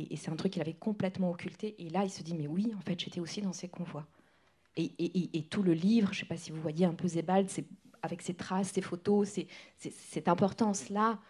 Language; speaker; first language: French; non-native, local second language; Kinyarwanda